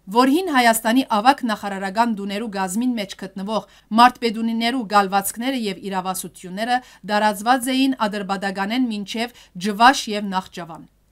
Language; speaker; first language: Armenian; early bilingual, heritage; Armenian